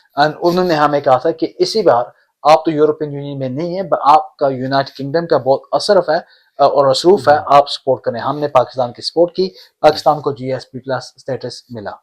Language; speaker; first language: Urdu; early bilingual, heritage; Urdu